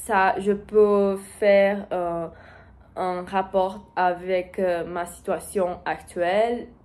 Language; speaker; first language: French; non-native, learner; Portuguese